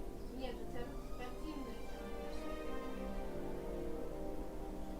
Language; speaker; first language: Russian; native; Russian